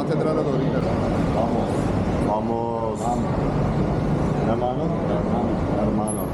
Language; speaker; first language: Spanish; non-native, learner; Turkish